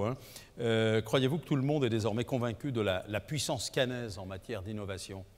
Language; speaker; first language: French; native; French